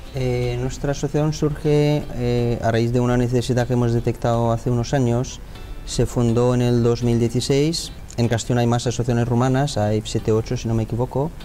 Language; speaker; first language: Spanish; non-native, fluent; Romanian